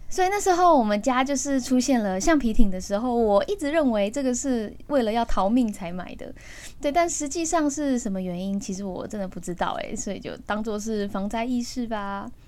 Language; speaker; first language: Chinese; early bilingual, heritage; Chinese